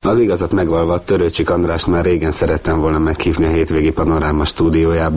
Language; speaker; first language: Hungarian; native; Hungarian